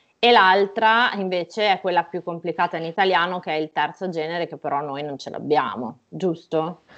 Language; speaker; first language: Italian; native; Italian